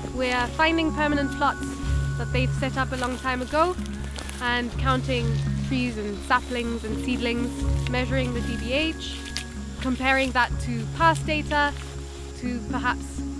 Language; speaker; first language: English; non-native, fluent; Dutch